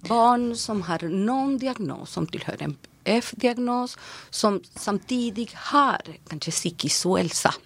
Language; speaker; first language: Swedish; non-native, fluent; Spanish